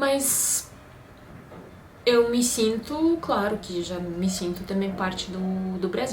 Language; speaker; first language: Portuguese; non-native, fluent; Russian